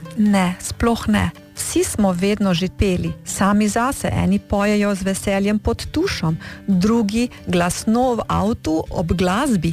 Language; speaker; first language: Slovenian; early bilingual, heritage; Slovenian